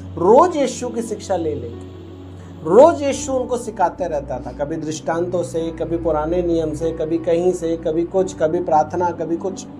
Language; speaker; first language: Hindi; native; Hindi